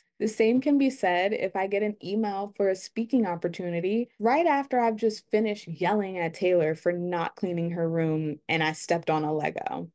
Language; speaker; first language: English; native; English